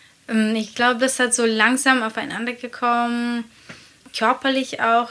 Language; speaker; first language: German; non-native, fluent; Latvian